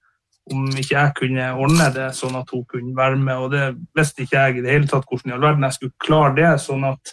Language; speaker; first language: Norwegian; native; Norwegian